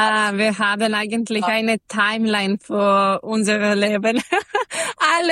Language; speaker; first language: German; non-native, learner; Serbian